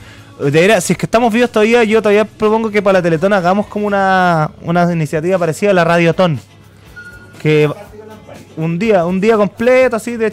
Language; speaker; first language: Spanish; native; Spanish